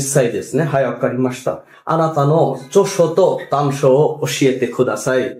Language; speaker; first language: Japanese; non-native, fluent; Bangla